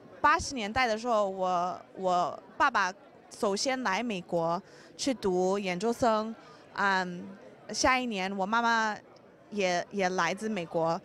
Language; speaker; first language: Chinese; early bilingual, heritage; English